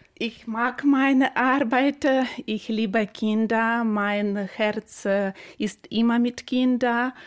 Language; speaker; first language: German; non-native, learner; Ukrainian